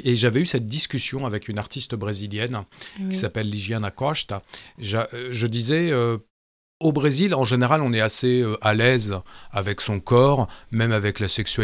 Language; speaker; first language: French; native; French